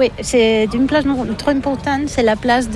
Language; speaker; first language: French; non-native, learner; Catalan